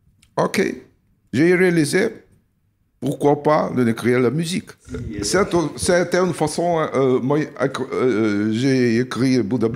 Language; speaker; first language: French; non-native, learner; Russian